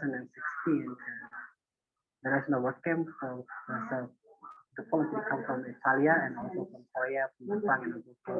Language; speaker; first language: English; non-native, learner; Indonesian